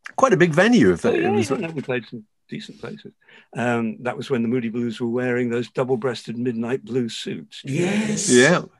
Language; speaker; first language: English; native; English